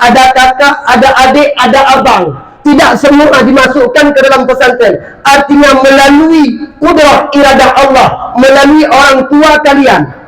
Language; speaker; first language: Malay; non-native, local second language; Achinese